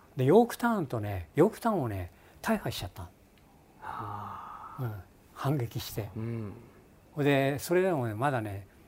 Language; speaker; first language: Japanese; native; Japanese